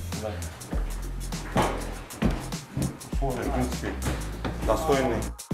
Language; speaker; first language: Russian; native; Russian